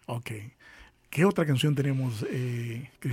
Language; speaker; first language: Spanish; native; Spanish